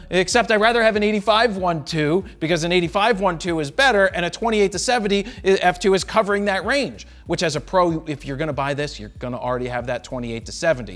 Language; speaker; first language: English; native; English